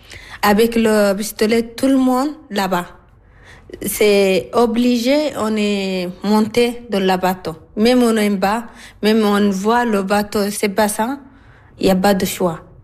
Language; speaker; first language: French; non-native, learner; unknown